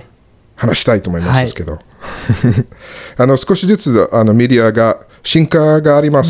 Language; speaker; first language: Japanese; non-native, learner; English